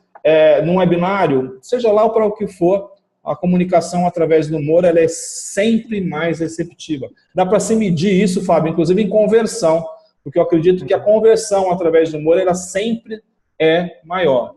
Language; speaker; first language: Portuguese; native; Portuguese